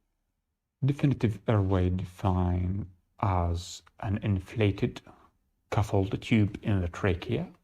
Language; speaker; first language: English; non-native, fluent; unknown